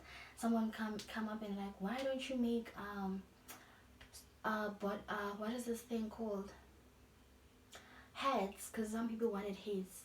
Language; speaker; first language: English; non-native, local second language; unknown